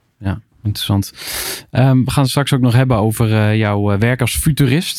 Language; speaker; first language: Dutch; native; Dutch